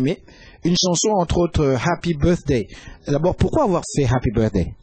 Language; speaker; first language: French; native; French